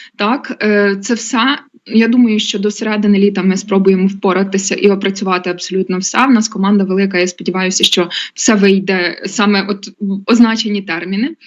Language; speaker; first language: Ukrainian; native; Ukrainian